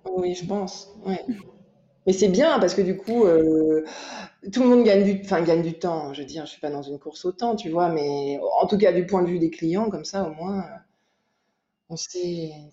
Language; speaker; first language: French; native; French